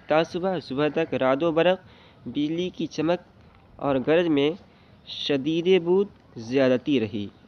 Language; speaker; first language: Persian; non-native, fluent; Urdu